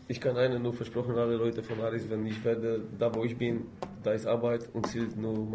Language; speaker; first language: German; non-native, fluent; Polish